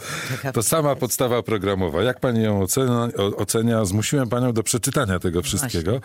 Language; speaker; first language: Polish; native; Polish